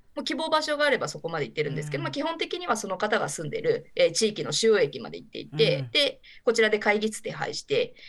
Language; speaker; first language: Japanese; native; Japanese